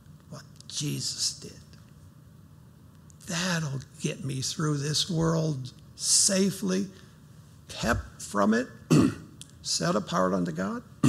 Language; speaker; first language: English; native; English